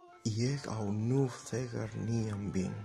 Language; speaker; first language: Icelandic; non-native, learner; Spanish